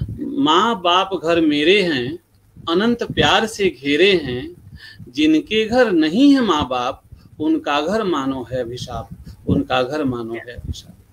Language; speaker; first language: Hindi; non-native, local second language; Bhojpuri